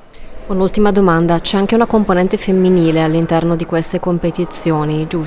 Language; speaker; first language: Italian; native; Italian